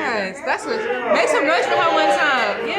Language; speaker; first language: English; native; English